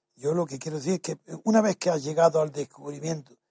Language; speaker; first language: Spanish; native; Spanish